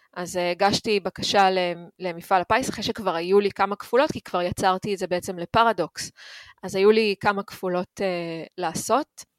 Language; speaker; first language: Hebrew; native; Hebrew